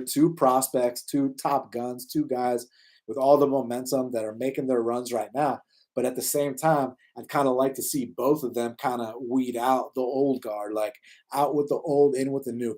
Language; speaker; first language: English; native; English